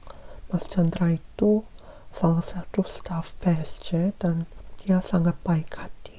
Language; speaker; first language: Indonesian; non-native, fluent; Korean